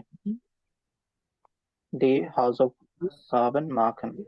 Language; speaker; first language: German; non-native, learner; Bangla